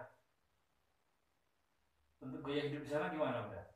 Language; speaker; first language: Indonesian; native; Indonesian